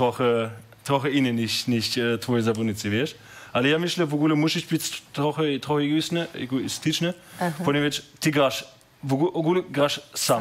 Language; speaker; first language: Polish; non-native, learner; German